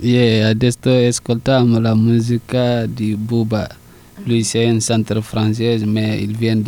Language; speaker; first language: Italian; non-native, learner; Susu